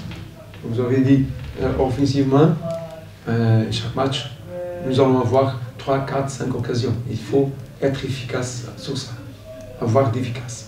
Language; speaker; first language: French; non-native, fluent; Portuguese